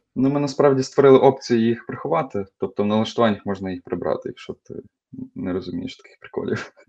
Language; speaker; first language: Ukrainian; native; Ukrainian